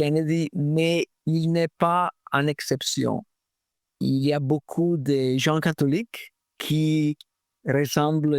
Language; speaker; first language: French; non-native, fluent; Italian